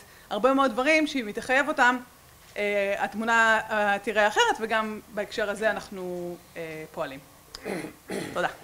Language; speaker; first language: Hebrew; native; Hebrew